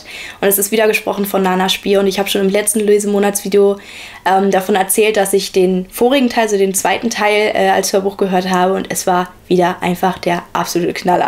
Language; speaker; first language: German; native; German